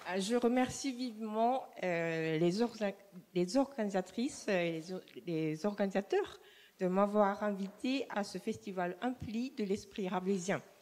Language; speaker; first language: French; non-native, fluent; Japanese